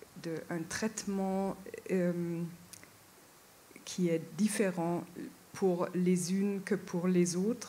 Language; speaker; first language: French; non-native, fluent; German